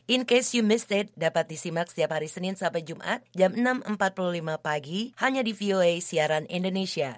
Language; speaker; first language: Indonesian; native; Indonesian